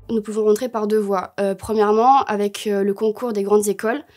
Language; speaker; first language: French; native; French